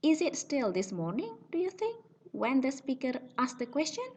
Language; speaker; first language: English; non-native, fluent; Indonesian